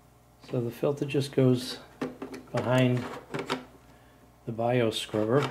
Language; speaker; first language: English; native; English